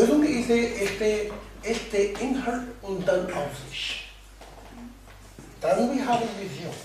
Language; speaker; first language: German; non-native, learner; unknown